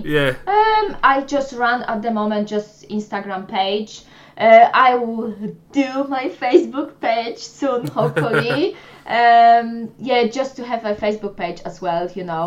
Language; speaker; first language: English; non-native, fluent; Polish